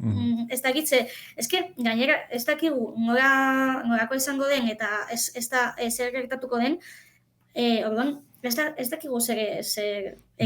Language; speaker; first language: Basque; non-native, fluent; Catalan